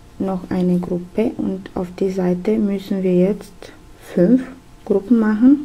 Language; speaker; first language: German; non-native, fluent; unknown